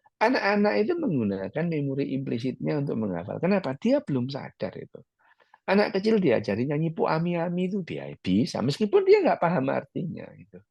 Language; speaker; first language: Indonesian; early bilingual, other home language; Arabic